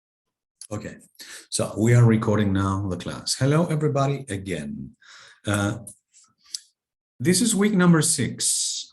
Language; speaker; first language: English; non-native, fluent; Spanish